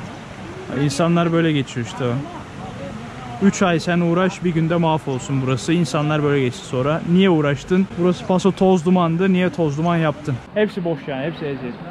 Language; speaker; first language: Turkish; native; Turkish